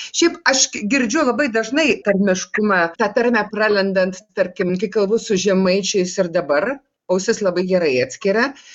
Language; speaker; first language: Lithuanian; native; Lithuanian